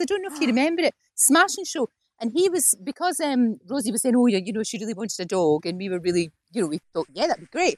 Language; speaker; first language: English; native; English